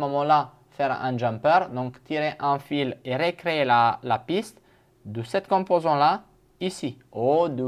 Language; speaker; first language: French; non-native, fluent; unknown